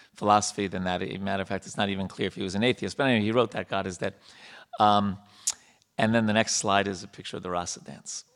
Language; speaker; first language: English; native; English